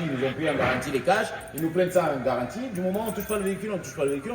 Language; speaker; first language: French; native; French